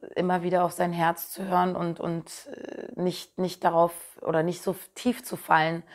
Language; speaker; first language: German; native; German